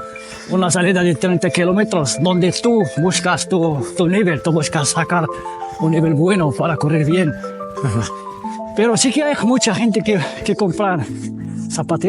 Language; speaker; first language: Spanish; non-native, fluent; Arabic